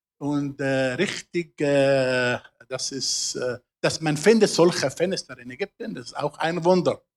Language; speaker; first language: German; non-native, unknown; Arabic